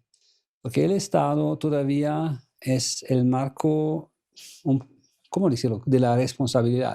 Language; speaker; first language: Spanish; non-native, fluent; German